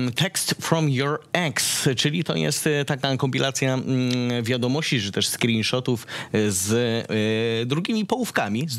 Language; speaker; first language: Polish; native; Polish